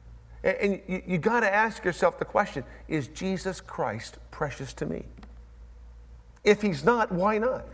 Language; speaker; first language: English; native; English